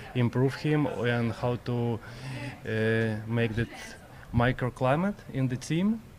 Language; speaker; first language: English; non-native, learner; Ukrainian